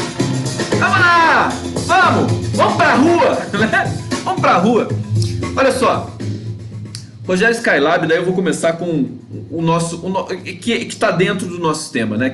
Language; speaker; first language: Portuguese; native; Portuguese